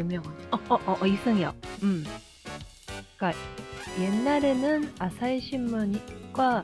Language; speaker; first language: Korean; early bilingual, heritage; Korean